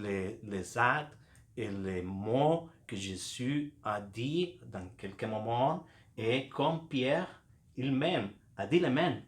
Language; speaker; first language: French; non-native, fluent; Spanish